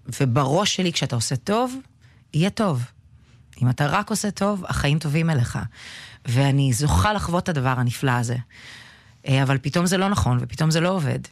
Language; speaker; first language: Hebrew; early bilingual, other home language; Russian